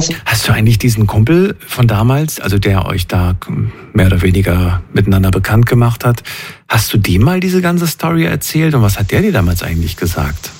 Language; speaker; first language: German; native; German